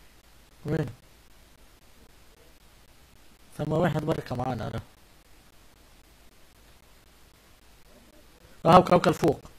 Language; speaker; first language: Arabic; native; Arabic